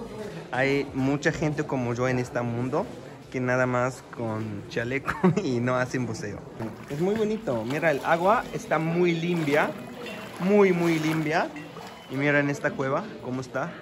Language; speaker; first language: Spanish; non-native, fluent; Arabic